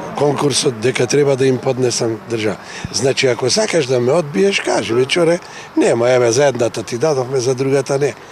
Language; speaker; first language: Macedonian; native; Macedonian